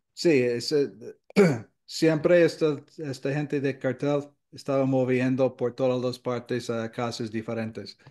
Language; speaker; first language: Spanish; non-native, fluent; English